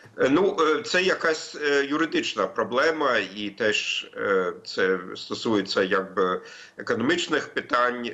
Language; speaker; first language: Ukrainian; non-native, fluent; German